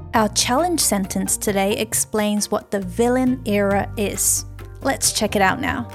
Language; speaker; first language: English; early bilingual, other home language; Chinese